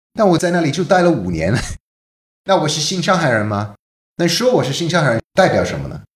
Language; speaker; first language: Chinese; non-native, fluent; English